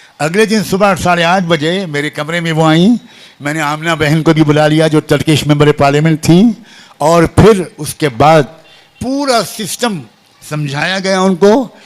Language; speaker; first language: Urdu; native; Urdu